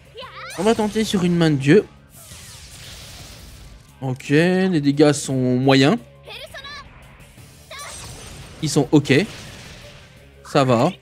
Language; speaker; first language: French; native; French